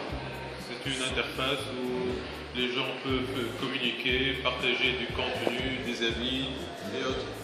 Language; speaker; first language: French; non-native, local second language; Arabic